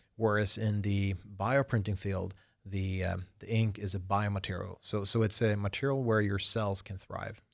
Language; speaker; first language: English; early bilingual, other home language; Swedish